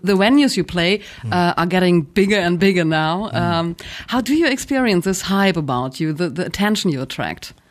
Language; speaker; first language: English; non-native, fluent; German